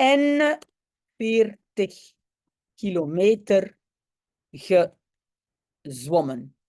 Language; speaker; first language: Dutch; non-native, local second language; French